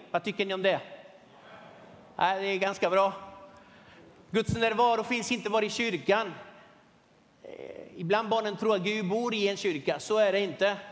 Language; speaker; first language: Swedish; non-native, fluent; Spanish